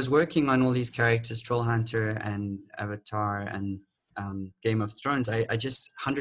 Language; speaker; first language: English; native; English